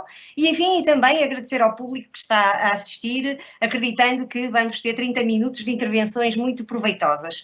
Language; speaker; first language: Portuguese; native; Portuguese